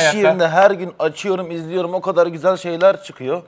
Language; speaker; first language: Turkish; native; Turkish